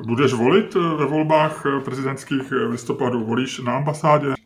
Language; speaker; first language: Czech; native; Czech